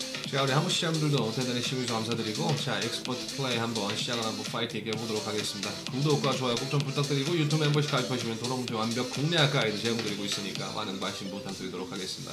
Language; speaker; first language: Korean; native; Korean